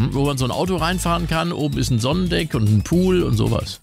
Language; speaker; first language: German; native; German